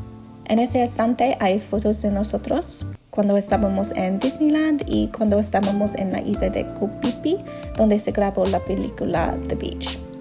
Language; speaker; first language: Spanish; non-native, learner; English